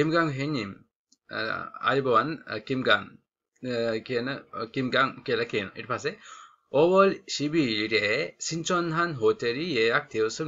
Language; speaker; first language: Korean; non-native, fluent; Sinhala